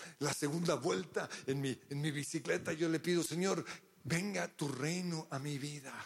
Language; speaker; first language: Spanish; early bilingual, other home language; English